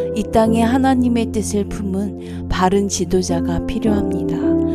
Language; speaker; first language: Korean; native; Korean